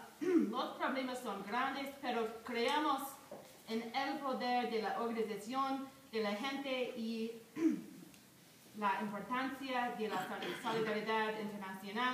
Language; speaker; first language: Spanish; non-native, learner; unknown